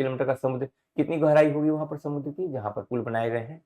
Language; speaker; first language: Hindi; native; Hindi